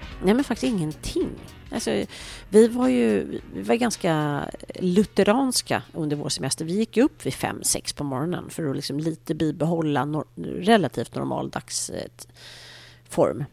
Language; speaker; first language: Swedish; native; Swedish